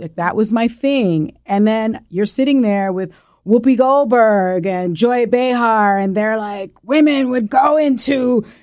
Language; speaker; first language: English; early bilingual, other home language; Spanish